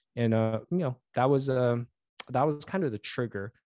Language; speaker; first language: English; non-native, fluent; Chinese